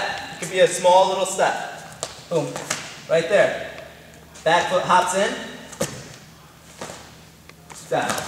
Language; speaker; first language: English; native; English